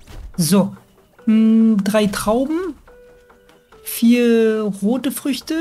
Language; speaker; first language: German; native; German